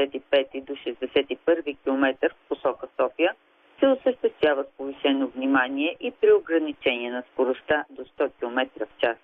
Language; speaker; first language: Bulgarian; native; Bulgarian